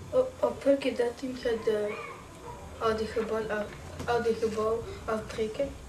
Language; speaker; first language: Dutch; non-native, local second language; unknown